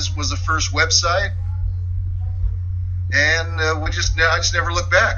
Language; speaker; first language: English; native; English